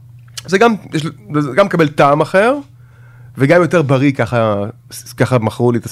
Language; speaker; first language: Hebrew; native; Hebrew